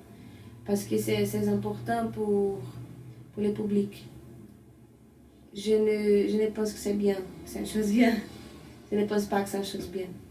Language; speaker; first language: French; non-native, learner; Portuguese